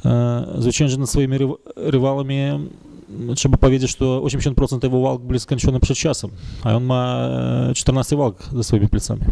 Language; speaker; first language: Polish; non-native, fluent; Russian